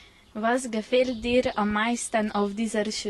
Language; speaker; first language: German; non-native, learner; Slovenian